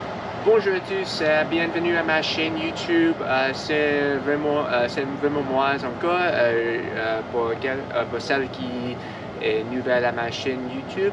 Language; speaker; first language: French; non-native, learner; English